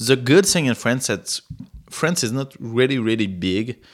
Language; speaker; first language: English; non-native, fluent; French